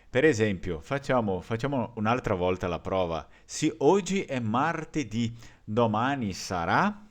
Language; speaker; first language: Italian; non-native, fluent; Portuguese